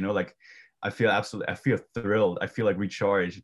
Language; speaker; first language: English; non-native, fluent; German